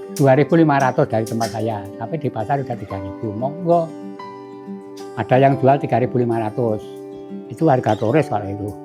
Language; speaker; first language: Indonesian; non-native, local second language; Javanese